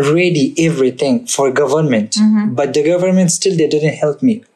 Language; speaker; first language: English; non-native, learner; Persian